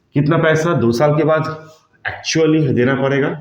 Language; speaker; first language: Hindi; non-native, local second language; Bangla